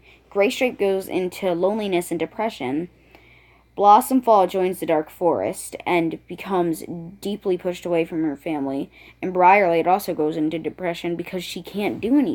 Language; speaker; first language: English; native; English